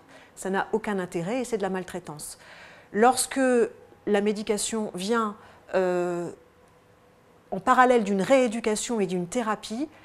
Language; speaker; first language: French; native; French